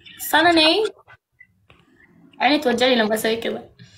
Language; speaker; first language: English; non-native, learner; Arabic